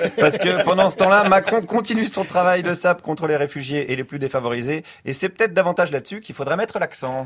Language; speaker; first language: French; native; French